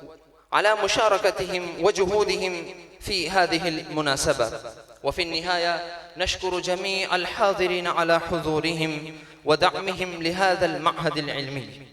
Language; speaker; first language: Arabic; non-native, learner; Urdu